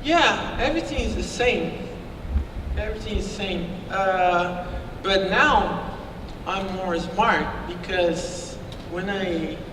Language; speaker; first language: English; non-native, learner; Portuguese